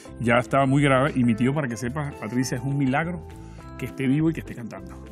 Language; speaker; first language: Spanish; native; Spanish